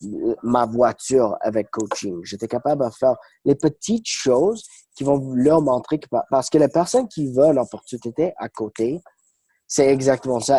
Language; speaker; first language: French; non-native, fluent; English